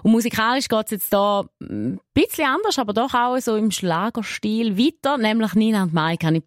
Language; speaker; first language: German; native; German